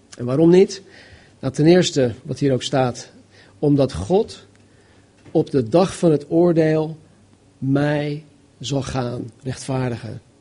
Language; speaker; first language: Dutch; non-native, fluent; English